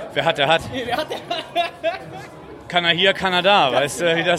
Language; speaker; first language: German; native; German